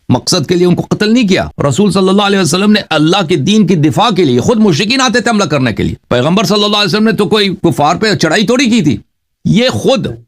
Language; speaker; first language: Urdu; non-native, fluent; Persian